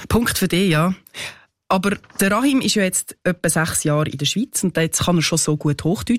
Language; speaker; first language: German; native; German